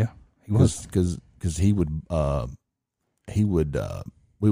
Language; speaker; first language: English; native; English